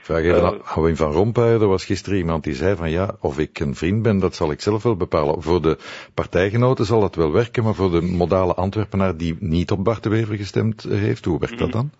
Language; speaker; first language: Dutch; native; Dutch